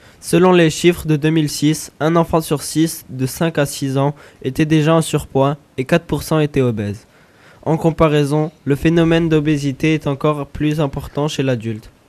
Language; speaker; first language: French; native; French